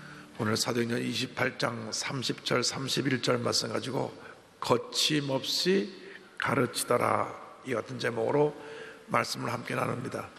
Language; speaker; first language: Korean; native; Korean